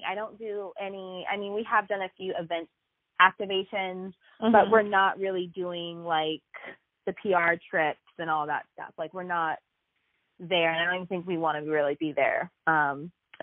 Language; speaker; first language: English; native; English